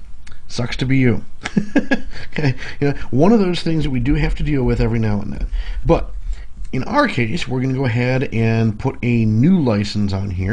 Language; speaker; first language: English; native; English